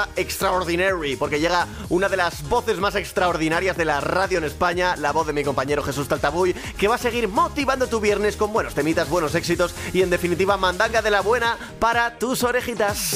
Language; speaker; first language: Spanish; native; Spanish